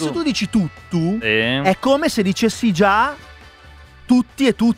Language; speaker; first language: Italian; native; Italian